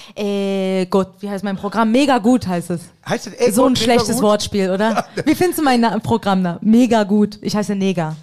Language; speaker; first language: German; early bilingual, other home language; Persian